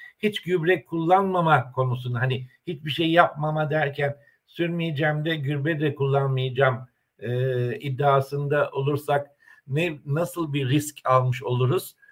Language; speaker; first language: Turkish; native; Turkish